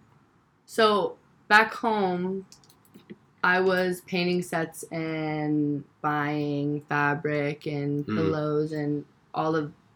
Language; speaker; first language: English; native; English